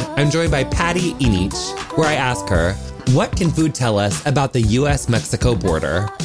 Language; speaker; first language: English; native; English